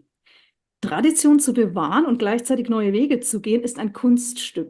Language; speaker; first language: German; native; German